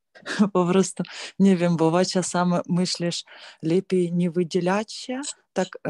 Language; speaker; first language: Polish; non-native, learner; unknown